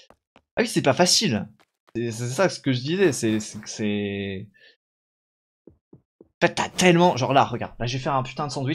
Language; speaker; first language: French; native; French